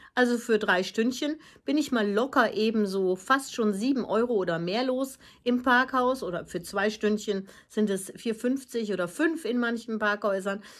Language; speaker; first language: German; native; German